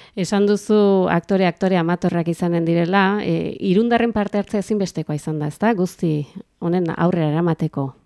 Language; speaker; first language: Basque; native; Basque